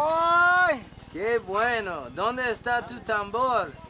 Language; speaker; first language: Spanish; non-native, learner; English